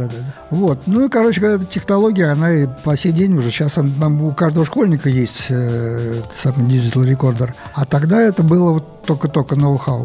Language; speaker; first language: Russian; native; Russian